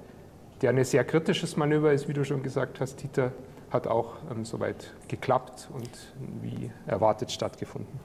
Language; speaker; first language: German; native; German